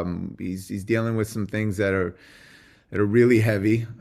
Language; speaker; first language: English; native; English